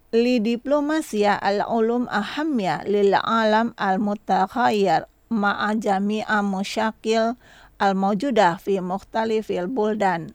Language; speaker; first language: Arabic; non-native, fluent; Indonesian